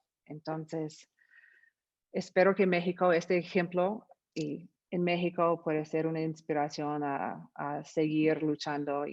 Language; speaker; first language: Spanish; non-native, fluent; English